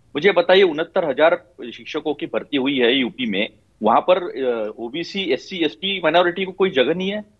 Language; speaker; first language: Hindi; non-native, local second language; Marathi